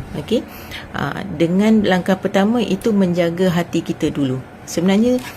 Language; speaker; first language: Malay; native; Malay